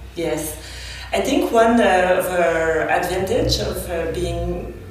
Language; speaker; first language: English; non-native, fluent; French